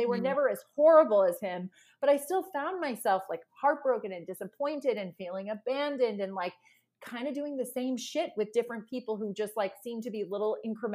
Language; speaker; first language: English; native; English